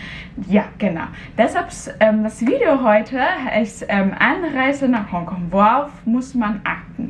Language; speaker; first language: German; non-native, fluent; Cantonese